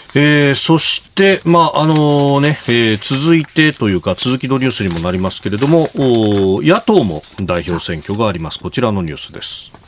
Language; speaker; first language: Japanese; native; Japanese